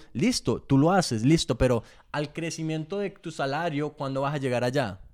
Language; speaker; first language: Spanish; early bilingual, heritage; Spanish